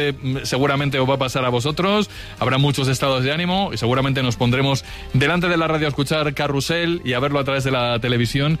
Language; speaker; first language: Spanish; native; Spanish